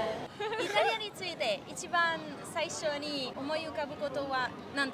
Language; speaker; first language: Japanese; non-native, fluent; Italian